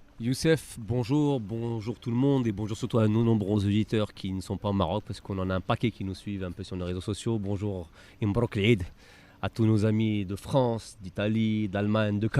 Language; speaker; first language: French; non-native, local second language; Arabic